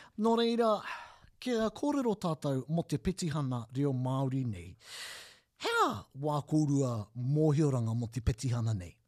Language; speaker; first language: Māori; non-native, local second language; English